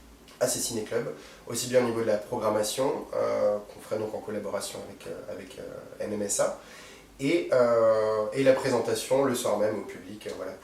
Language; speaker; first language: French; native; French